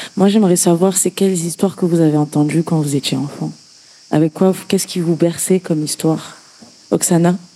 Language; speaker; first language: French; non-native, local second language; Arabic